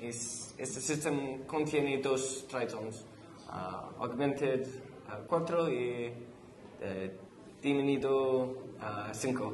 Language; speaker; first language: Spanish; non-native, learner; English